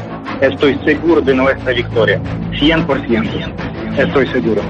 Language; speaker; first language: Spanish; non-native, fluent; Ukrainian